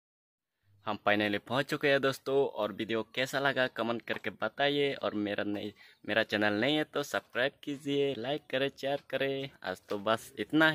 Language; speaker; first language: Hindi; non-native, local second language; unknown